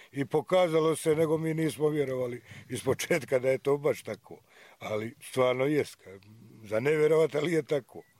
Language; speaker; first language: Croatian; native; Croatian